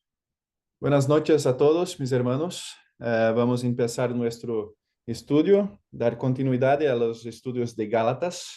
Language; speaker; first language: Spanish; non-native, fluent; Portuguese